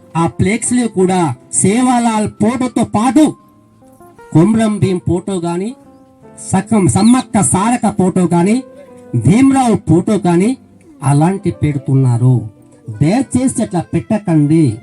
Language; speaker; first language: Telugu; non-native, local second language; Lambadi